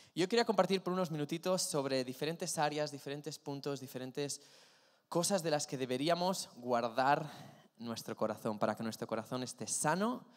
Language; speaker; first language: Spanish; native; Spanish